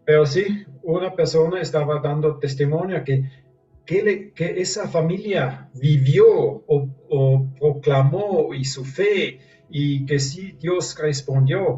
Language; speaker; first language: Spanish; non-native, fluent; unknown